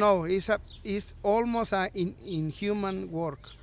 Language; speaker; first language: English; non-native, learner; Spanish